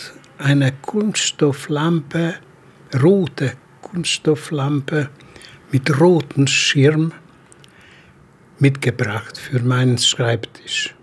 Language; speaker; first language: German; non-native, fluent; Hungarian